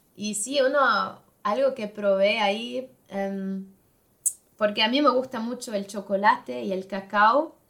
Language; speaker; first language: Spanish; non-native, fluent; German